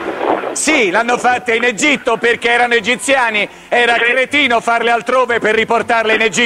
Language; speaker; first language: Italian; native; Italian